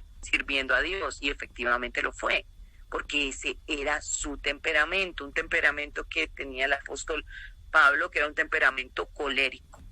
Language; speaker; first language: Spanish; native; Spanish